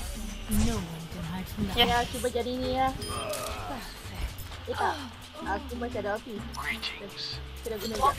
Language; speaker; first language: Malay; native; Malay